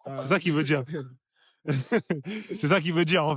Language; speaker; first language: French; native; French